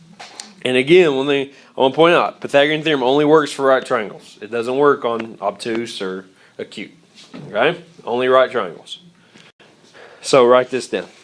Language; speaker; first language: English; native; English